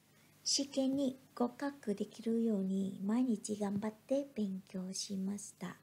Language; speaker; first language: Japanese; non-native, fluent; Vietnamese